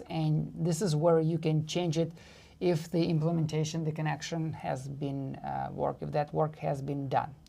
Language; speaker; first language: English; non-native, fluent; Russian